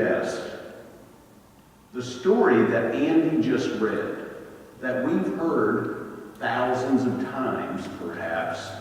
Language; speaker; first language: English; native; English